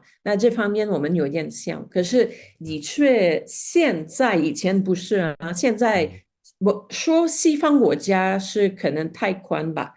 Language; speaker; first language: Chinese; non-native, fluent; Spanish